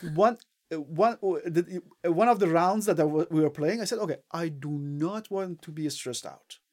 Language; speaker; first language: English; non-native, fluent; Persian